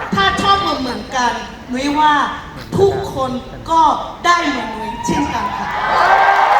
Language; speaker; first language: Thai; non-native, fluent; Burmese